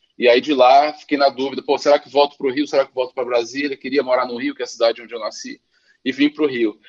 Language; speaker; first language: Portuguese; native; Portuguese